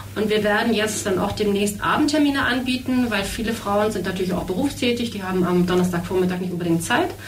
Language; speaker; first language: German; native; German